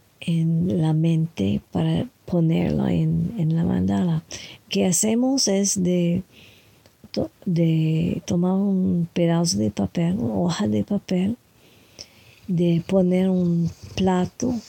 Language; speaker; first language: Spanish; non-native, fluent; French